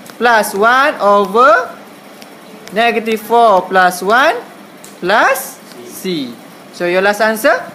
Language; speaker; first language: English; non-native, local second language; Malay